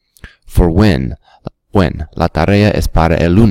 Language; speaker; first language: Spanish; non-native, fluent; English